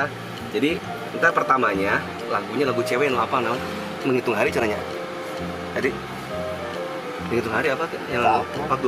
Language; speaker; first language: Indonesian; native; Indonesian